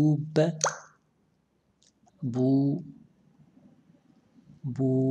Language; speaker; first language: French; non-native, local second language; Arabic